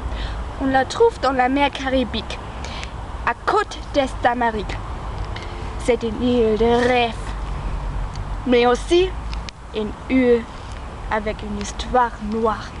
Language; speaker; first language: French; non-native, learner; German